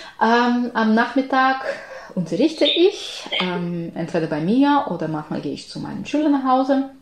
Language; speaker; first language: German; non-native, fluent; Ukrainian